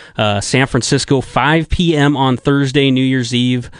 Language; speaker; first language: English; native; English